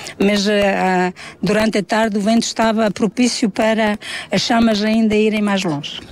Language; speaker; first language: Portuguese; native; Portuguese